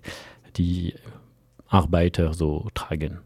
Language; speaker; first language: German; non-native, fluent; French